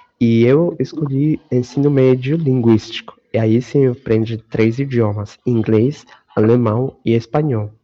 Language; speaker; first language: Portuguese; non-native, fluent; Romany